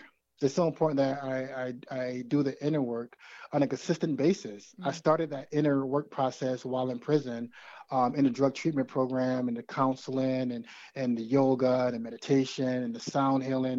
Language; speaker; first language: English; native; English